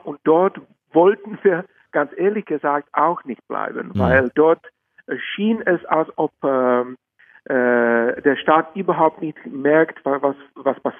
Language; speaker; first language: German; non-native, fluent; Czech